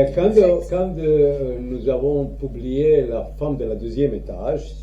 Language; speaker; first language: French; non-native, learner; Croatian